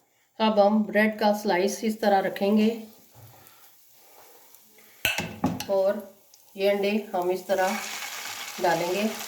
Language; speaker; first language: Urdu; non-native, local second language; Punjabi